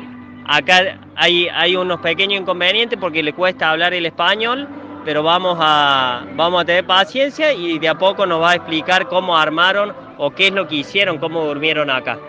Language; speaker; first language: Spanish; native; Spanish